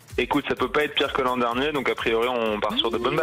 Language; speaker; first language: French; native; French